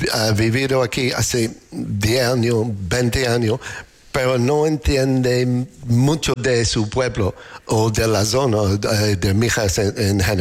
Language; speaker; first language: Spanish; non-native, learner; English